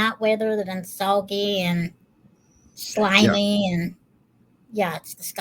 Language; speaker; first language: English; native; English